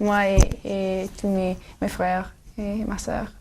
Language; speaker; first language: French; non-native, learner; English